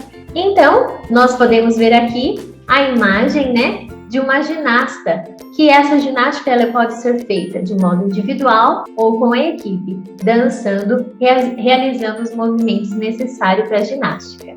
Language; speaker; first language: Portuguese; native; Portuguese